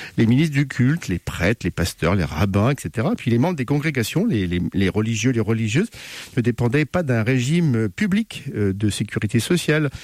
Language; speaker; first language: French; native; French